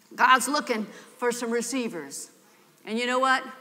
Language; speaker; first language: English; native; English